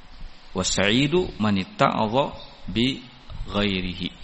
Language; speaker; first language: Arabic; non-native, fluent; Indonesian